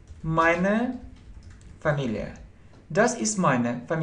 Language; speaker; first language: German; non-native, fluent; Russian